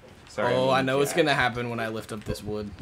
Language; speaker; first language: English; native; English